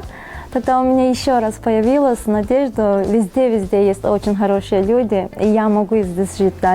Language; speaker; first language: Russian; non-native, fluent; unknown